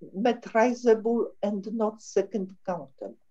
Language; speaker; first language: English; non-native, fluent; Polish